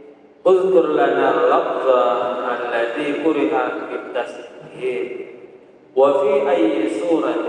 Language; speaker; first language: Arabic; non-native, fluent; Indonesian